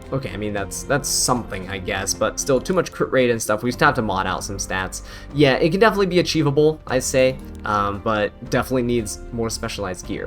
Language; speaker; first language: English; native; English